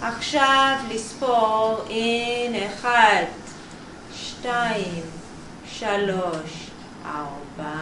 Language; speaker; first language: Hebrew; non-native, learner; English